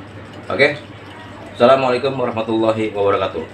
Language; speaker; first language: Indonesian; native; Indonesian